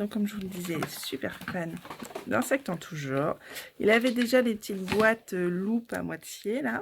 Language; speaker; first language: French; native; French